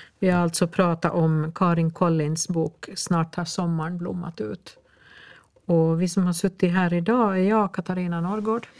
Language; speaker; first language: Swedish; native; Swedish